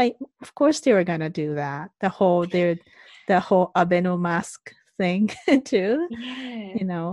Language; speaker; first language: English; non-native, fluent; Japanese